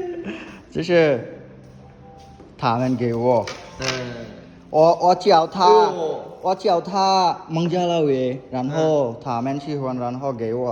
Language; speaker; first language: Chinese; non-native, learner; Bangla